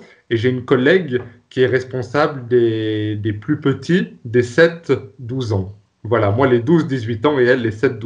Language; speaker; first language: French; native; French